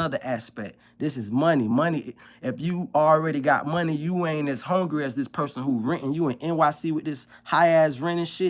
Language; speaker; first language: English; native; English